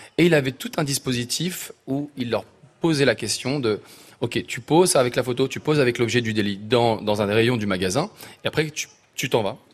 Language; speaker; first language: French; native; French